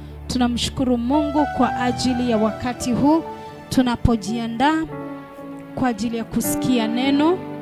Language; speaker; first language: Swahili; native; Swahili